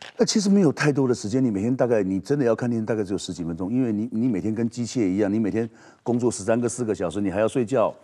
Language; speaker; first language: Chinese; native; Chinese